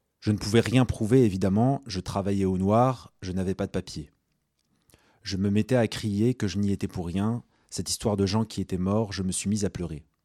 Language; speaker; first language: French; early bilingual, other home language; Arabic